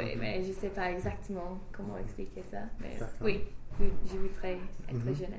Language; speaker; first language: French; non-native, fluent; English